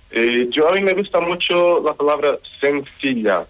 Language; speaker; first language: Spanish; non-native, learner; Portuguese